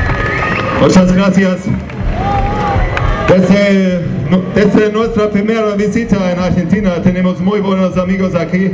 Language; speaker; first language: Spanish; non-native, learner; German